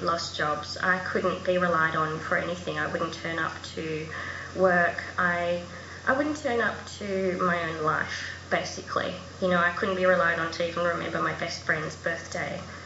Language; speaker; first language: English; native; English